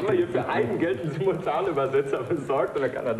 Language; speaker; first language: German; native; German